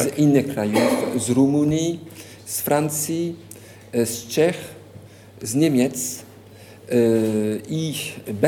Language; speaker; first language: Polish; non-native, fluent; French